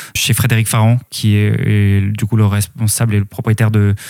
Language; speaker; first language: French; native; French